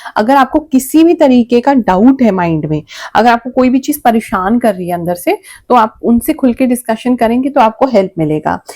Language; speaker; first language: Hindi; native; Hindi